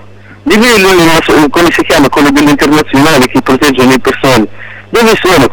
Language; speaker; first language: Italian; non-native, local second language; Arabic